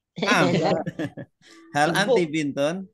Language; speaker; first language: Arabic; non-native, fluent; Indonesian